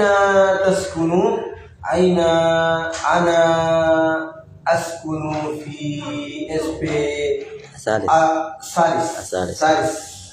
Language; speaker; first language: Arabic; non-native, learner; Indonesian